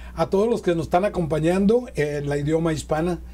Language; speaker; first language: Spanish; early bilingual, heritage; Spanish